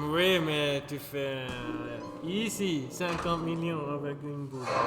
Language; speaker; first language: French; non-native, local second language; German